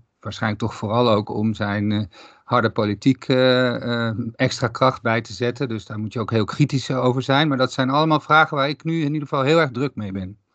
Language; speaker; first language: Dutch; native; Dutch